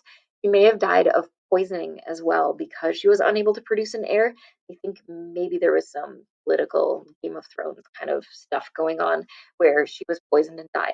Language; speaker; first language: English; native; English